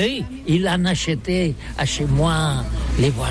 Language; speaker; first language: French; non-native, learner; Catalan